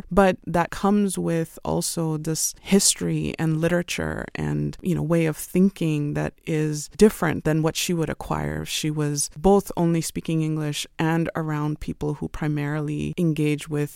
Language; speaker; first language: English; non-native, local second language; Urdu